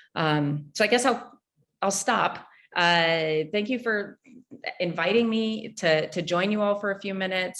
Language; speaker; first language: English; native; English